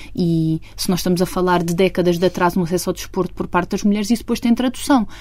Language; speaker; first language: Portuguese; native; Portuguese